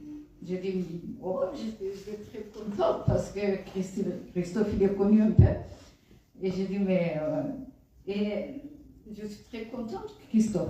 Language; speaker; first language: French; non-native, fluent; Kurdish